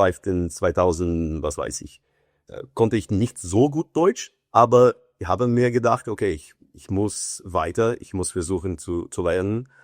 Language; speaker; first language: German; non-native, fluent; Portuguese